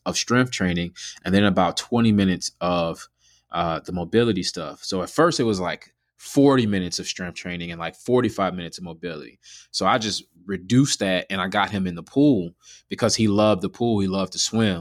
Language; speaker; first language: English; native; English